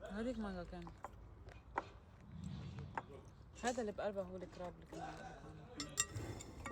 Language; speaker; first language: Arabic; native; Arabic